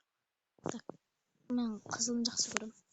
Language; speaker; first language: Kazakh; native; Kazakh